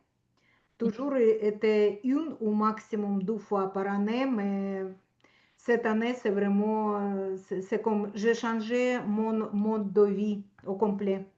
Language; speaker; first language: French; non-native, fluent; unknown